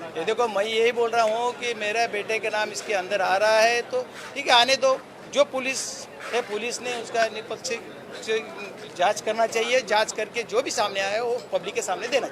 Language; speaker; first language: Hindi; non-native, local second language; Marathi